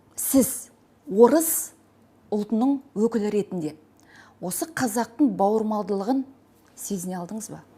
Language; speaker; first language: Kazakh; native; Kazakh